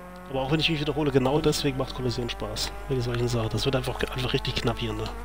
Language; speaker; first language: German; native; German